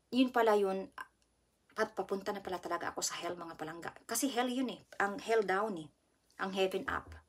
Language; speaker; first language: Filipino; non-native, local second language; Cebuano